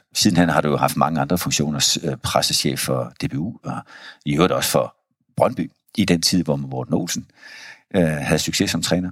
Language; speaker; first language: Danish; native; Danish